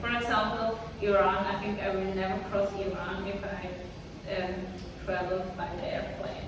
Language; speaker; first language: English; non-native, fluent; Swiss German